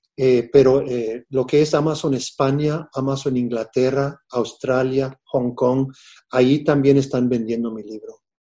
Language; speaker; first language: Spanish; early bilingual, heritage; Spanish